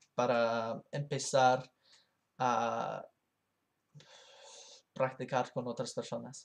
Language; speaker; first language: Spanish; non-native, learner; English